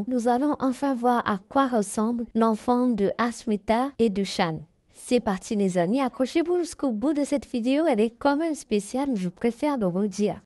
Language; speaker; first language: French; native; French